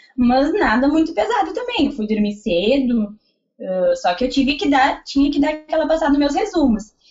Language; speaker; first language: Portuguese; native; Portuguese